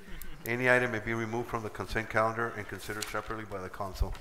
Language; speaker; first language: English; native; English